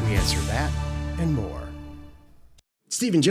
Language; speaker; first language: English; native; English